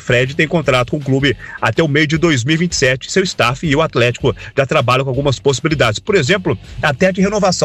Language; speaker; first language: Portuguese; native; Portuguese